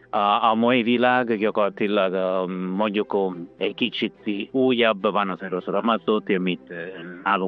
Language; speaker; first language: Hungarian; non-native, learner; Italian